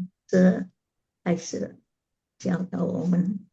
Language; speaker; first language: Chinese; non-native, learner; Indonesian